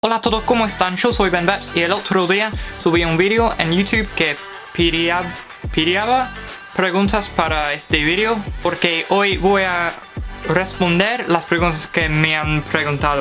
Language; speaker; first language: Spanish; non-native, fluent; English